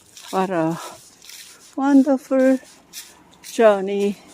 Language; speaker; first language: English; non-native, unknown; Korean